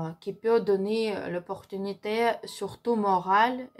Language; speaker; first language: French; non-native, learner; Ukrainian